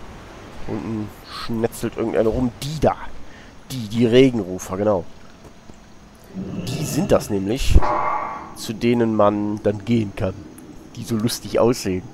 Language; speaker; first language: German; native; German